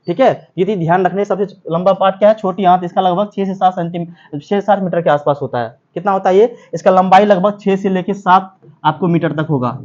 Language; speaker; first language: Hindi; native; Hindi